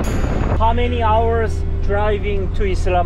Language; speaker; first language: English; non-native, learner; Korean